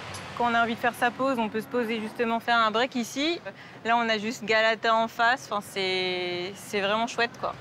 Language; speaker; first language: French; native; French